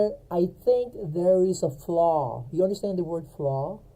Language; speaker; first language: English; non-native, fluent; Filipino